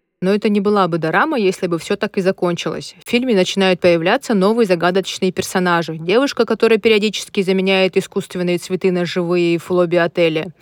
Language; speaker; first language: Russian; native; Russian